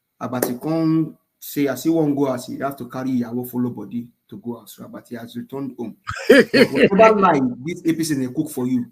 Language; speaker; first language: Nigerian Pidgin; non-native, local second language; Yoruba